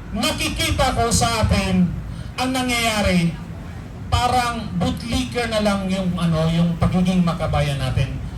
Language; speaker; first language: Filipino; non-native, local second language; Cebuano